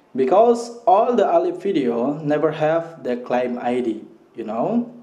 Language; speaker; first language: English; non-native, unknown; Indonesian